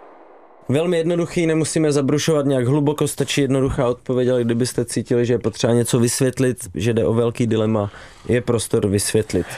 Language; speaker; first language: Czech; native; Czech